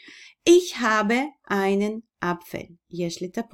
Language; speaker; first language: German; non-native, fluent; Hebrew